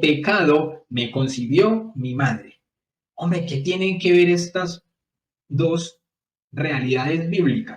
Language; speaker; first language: Spanish; native; Spanish